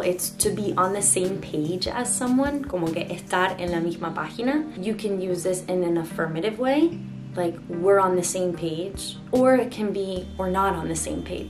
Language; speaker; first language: English; native; English